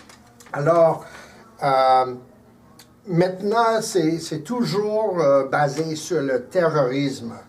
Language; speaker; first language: French; non-native, local second language; English